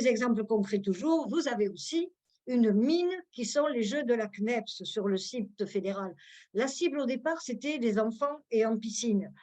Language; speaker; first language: French; native; French